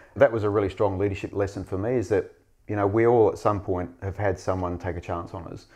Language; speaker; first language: English; native; English